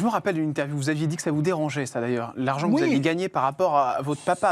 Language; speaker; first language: French; native; French